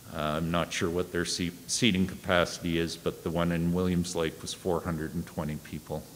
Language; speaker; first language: English; native; English